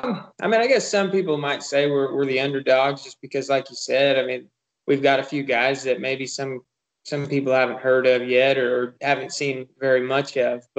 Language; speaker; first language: English; native; English